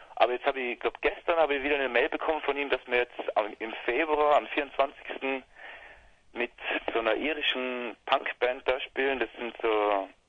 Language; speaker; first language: German; native; German